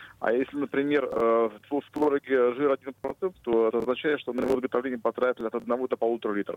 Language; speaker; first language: Russian; native; Russian